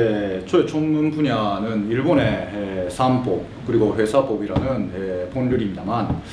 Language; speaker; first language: Korean; early bilingual, heritage; Korean